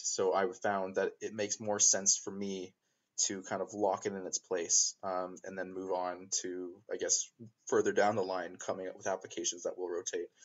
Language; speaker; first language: English; native; English